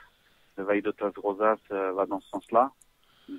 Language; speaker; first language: French; native; French